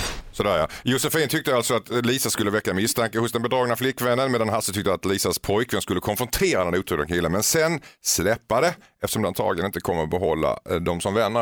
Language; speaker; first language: Swedish; native; Swedish